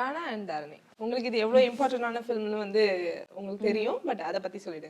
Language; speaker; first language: Tamil; native; Tamil